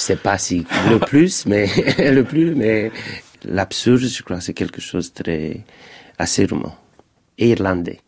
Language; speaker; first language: French; non-native, fluent; Romanian